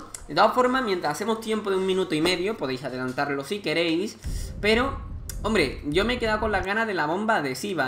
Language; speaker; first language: Spanish; native; Spanish